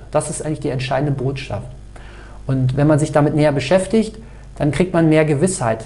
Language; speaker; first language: German; native; German